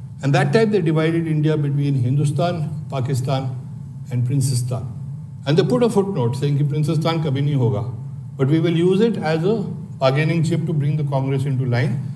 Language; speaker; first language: English; non-native, local second language; Hindi